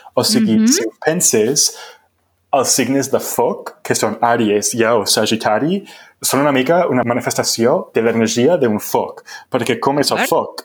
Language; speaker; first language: Catalan; non-native, fluent; English